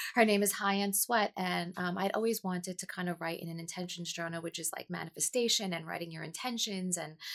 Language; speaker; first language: English; native; English